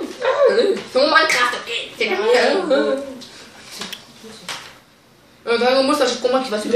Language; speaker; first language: French; native; French